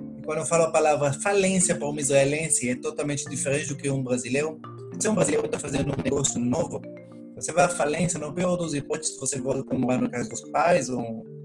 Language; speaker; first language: Portuguese; non-native, fluent; Hebrew